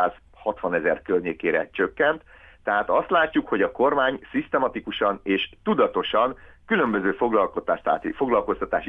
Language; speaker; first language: Hungarian; native; Hungarian